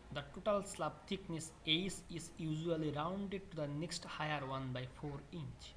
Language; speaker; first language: English; non-native, local second language; Bangla